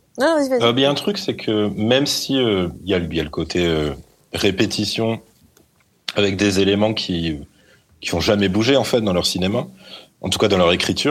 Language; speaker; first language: French; native; French